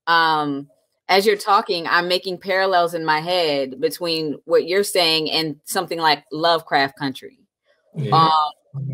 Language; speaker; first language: English; native; English